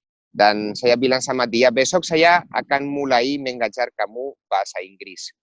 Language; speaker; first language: Indonesian; non-native, fluent; Spanish